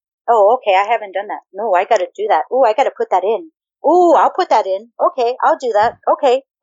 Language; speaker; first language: English; early bilingual, other home language; Spanish